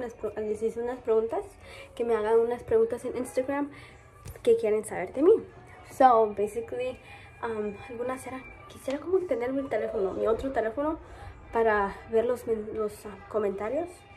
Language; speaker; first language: Spanish; early bilingual, heritage; Spanish